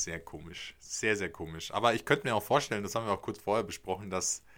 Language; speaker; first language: German; native; German